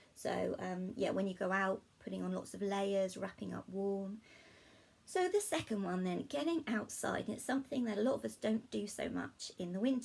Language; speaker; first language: English; native; English